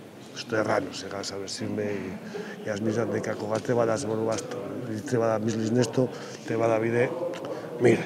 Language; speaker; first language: Macedonian; non-native, learner; Spanish